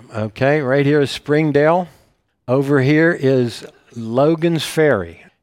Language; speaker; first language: English; native; English